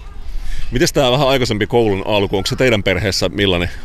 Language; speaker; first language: Finnish; native; Finnish